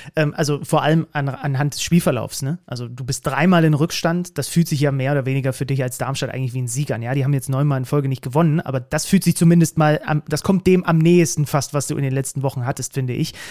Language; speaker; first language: German; native; German